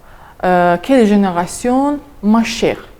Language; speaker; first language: French; non-native, fluent; Azerbaijani